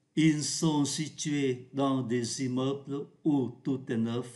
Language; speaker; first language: French; non-native, fluent; Vietnamese